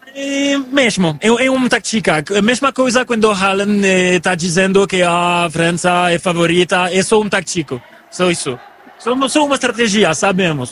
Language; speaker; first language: Portuguese; non-native, fluent; French